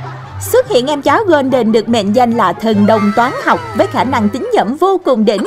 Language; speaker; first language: Vietnamese; native; Vietnamese